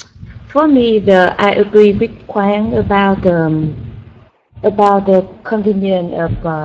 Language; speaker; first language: English; non-native, learner; Vietnamese